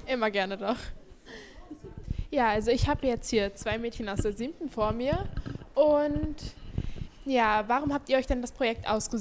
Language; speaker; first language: German; native; German